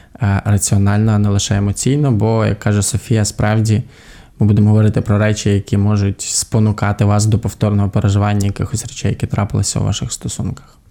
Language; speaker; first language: Ukrainian; native; Ukrainian